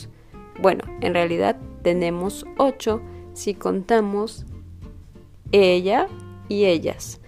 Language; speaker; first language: Spanish; non-native, fluent; French